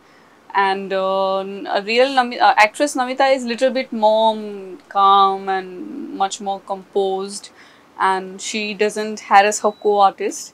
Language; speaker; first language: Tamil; non-native, learner; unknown